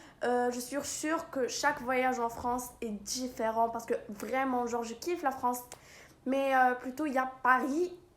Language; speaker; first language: French; non-native, local second language; Arabic